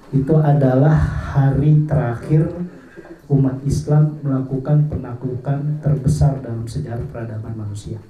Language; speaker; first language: Indonesian; non-native, local second language; Madurese